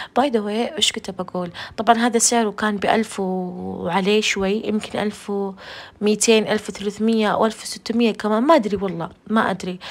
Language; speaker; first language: Arabic; non-native, fluent; Urdu